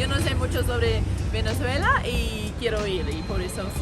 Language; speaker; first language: Spanish; non-native, learner; English